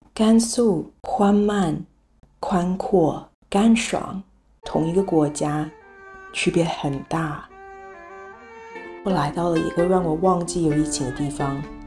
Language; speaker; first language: Chinese; non-native, local second language; English